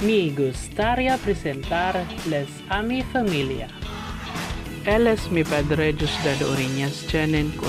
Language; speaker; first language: Spanish; non-native, learner; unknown